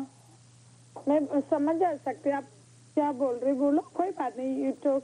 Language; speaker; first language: Hindi; non-native, learner; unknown